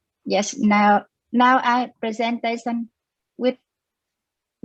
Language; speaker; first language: English; non-native, learner; Vietnamese